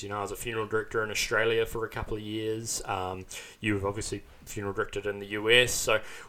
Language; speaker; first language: English; native; English